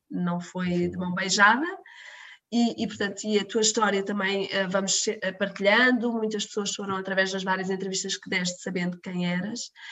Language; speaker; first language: Portuguese; native; Portuguese